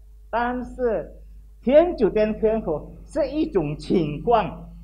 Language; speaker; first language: Chinese; non-native, local second language; Indonesian